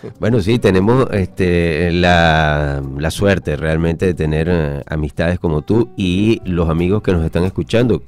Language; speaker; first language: Spanish; native; Spanish